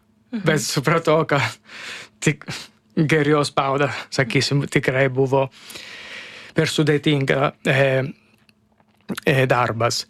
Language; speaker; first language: Lithuanian; non-native, learner; Italian